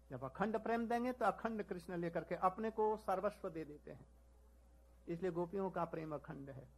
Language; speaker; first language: Hindi; native; Hindi